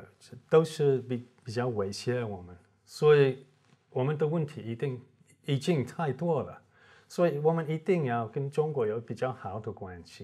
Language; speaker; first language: Chinese; non-native, fluent; English